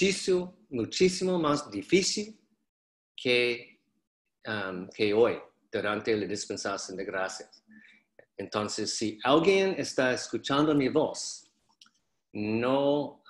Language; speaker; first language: Spanish; non-native, fluent; English